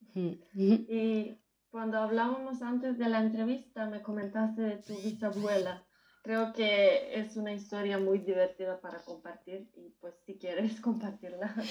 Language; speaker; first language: Spanish; non-native, fluent; Macedonian